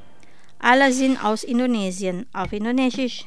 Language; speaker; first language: German; non-native, fluent; Indonesian